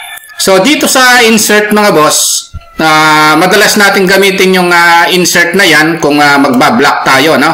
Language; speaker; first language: Filipino; native; Filipino